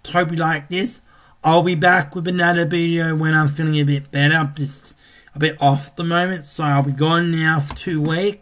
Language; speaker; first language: English; native; English